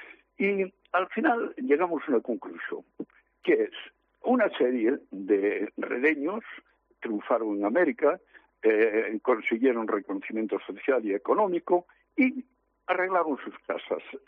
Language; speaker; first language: Spanish; native; Spanish